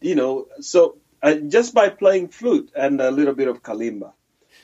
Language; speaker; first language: English; non-native, local second language; Ganda